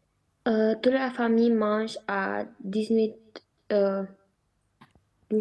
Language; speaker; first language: French; non-native, learner; Romanian